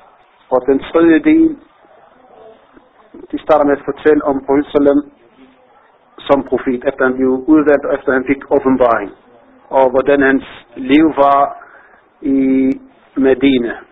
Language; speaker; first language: Danish; non-native, fluent; Arabic